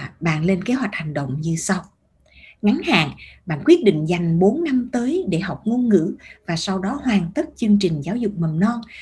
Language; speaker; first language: Vietnamese; early bilingual, heritage; Vietnamese